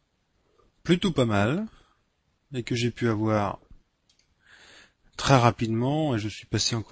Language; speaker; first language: French; native; French